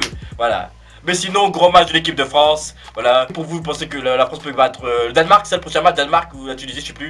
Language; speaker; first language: French; native; French